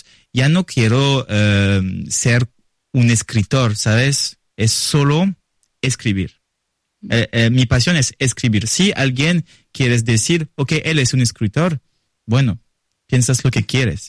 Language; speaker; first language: Spanish; non-native, learner; French